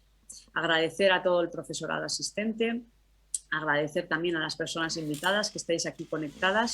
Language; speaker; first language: Spanish; native; Spanish